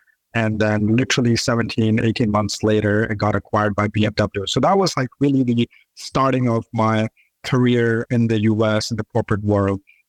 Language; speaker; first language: English; non-native, local second language; Urdu